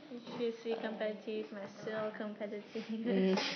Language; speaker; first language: French; non-native, learner; English